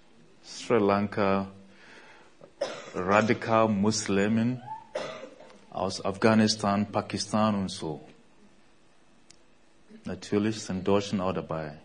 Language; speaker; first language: German; non-native, fluent; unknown